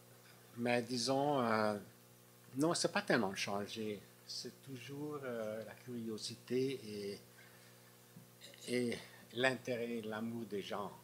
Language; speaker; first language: French; non-native, fluent; Hungarian